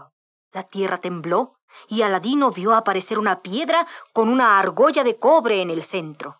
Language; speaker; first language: Spanish; native; Spanish